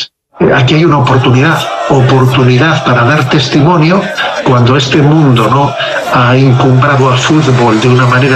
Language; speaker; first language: Spanish; native; Spanish